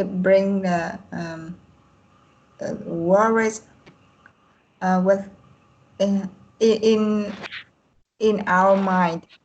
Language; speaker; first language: English; non-native, learner; Vietnamese